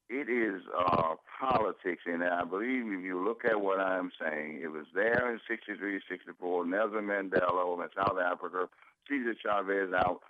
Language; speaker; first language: English; native; English